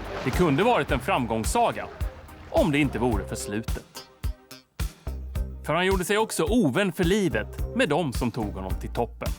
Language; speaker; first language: Swedish; native; Swedish